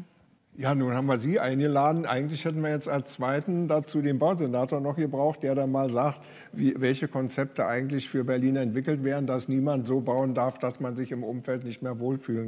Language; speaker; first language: German; native; German